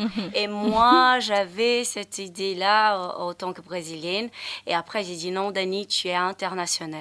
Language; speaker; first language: French; non-native, fluent; Portuguese